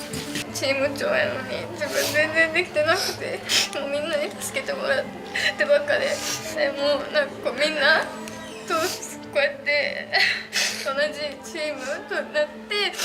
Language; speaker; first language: Japanese; native; Japanese